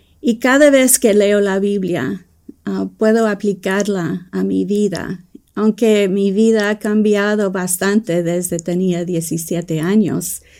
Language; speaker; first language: Spanish; early bilingual, heritage; English